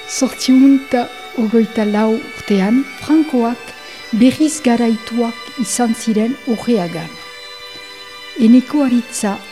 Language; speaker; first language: Basque; non-native, local second language; French